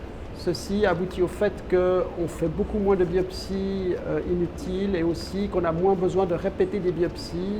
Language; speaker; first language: French; native; French